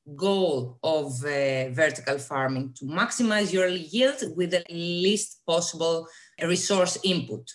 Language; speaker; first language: English; non-native, fluent; Greek